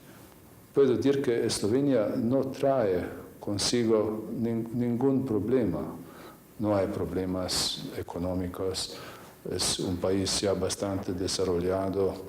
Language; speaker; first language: Spanish; non-native, fluent; Slovenian